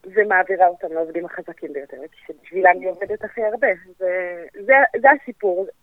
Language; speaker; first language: Hebrew; native; Hebrew